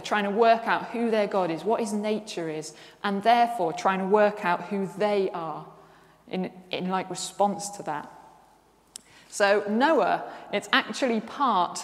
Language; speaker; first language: English; native; English